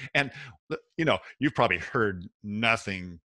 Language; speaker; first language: English; native; English